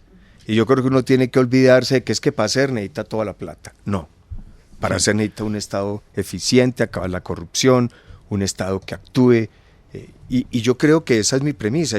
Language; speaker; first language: Spanish; native; Spanish